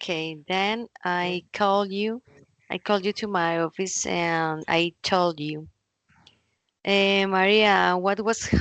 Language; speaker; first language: English; non-native, learner; Spanish